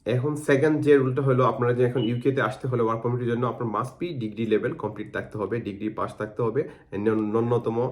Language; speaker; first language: Bangla; non-native, local second language; Sylheti